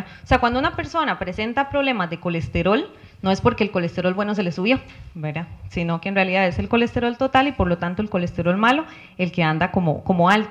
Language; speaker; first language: Spanish; native; Spanish